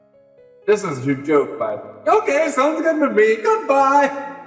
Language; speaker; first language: English; native; English